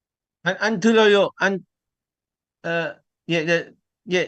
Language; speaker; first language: Korean; non-native, learner; Thai